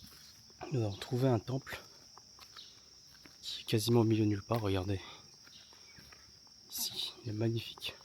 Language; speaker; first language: French; native; French